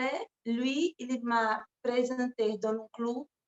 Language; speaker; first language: French; non-native, learner; Portuguese